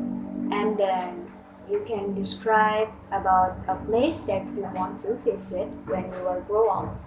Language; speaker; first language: English; non-native, fluent; Indonesian